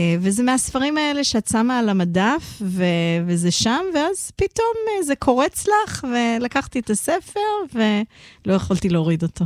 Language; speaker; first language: Hebrew; non-native, fluent; English